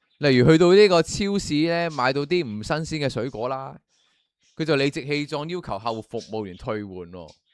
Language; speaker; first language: Cantonese; native; Cantonese